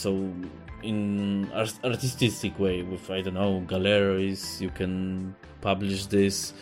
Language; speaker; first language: English; non-native, fluent; Polish